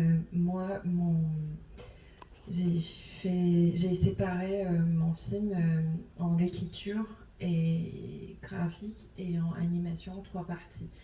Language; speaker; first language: French; non-native, fluent; Chinese